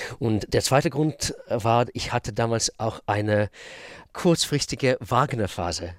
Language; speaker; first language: German; non-native, fluent; Russian